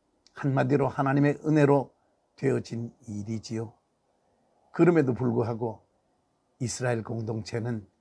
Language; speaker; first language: Korean; native; Korean